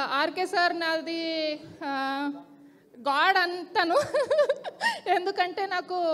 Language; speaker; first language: Telugu; non-native, learner; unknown